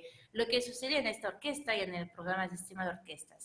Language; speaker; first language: Spanish; non-native, fluent; French